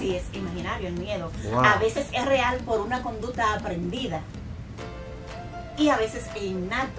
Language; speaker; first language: Spanish; native; Spanish